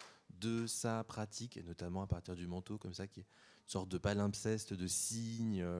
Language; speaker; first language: French; native; French